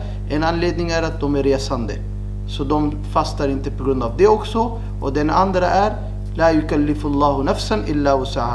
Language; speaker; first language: Swedish; non-native, fluent; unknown